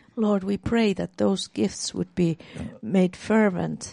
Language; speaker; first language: English; non-native, fluent; Finnish